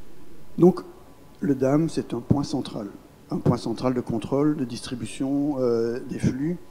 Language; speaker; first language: French; native; French